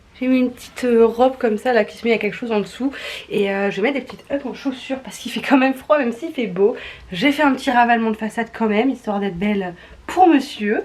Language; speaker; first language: French; native; French